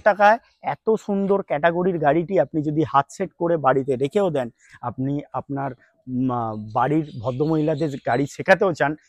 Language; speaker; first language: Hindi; non-native, local second language; Bangla